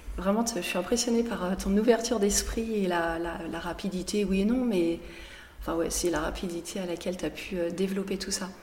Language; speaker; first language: French; native; French